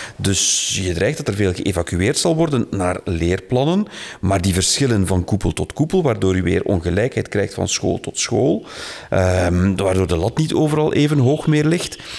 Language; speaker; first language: Dutch; native; Dutch